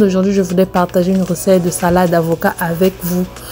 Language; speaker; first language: French; non-native, local second language; Lingala